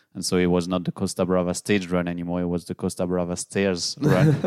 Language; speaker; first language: English; non-native, fluent; French